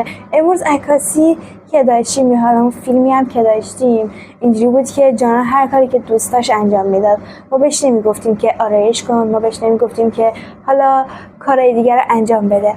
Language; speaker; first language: Persian; native; Persian